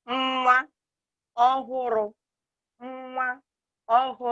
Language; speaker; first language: Igbo; native; Igbo